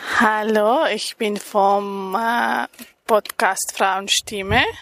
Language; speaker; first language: German; non-native, learner; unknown